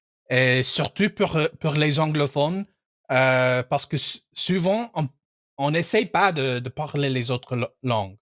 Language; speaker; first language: French; non-native, fluent; English